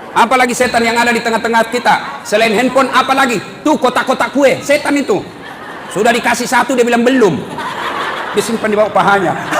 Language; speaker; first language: Indonesian; non-native, local second language; Buginese